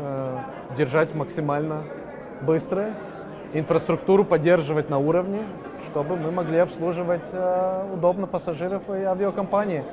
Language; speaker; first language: Russian; non-native, local second language; Latvian